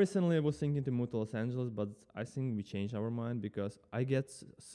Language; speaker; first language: English; non-native, fluent; Ukrainian